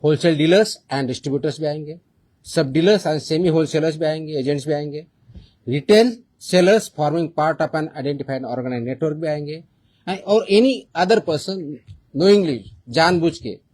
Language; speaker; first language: Hindi; non-native, local second language; Marathi